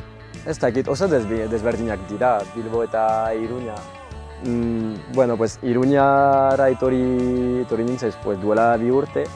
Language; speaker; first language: Basque; non-native, local second language; French